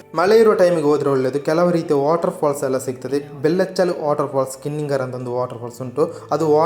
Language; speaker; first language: Kannada; native; Kannada